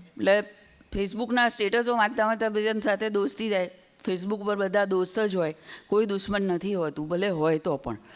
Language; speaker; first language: Gujarati; native; Gujarati